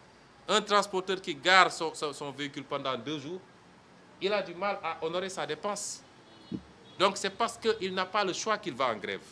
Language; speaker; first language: French; non-native, local second language; Wolof